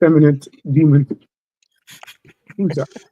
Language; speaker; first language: English; native; English